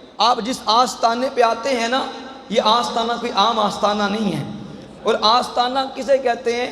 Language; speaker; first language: Urdu; non-native, local second language; Punjabi